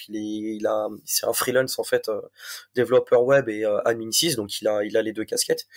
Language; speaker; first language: French; native; French